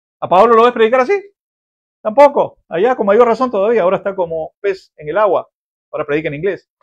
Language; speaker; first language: Spanish; native; Spanish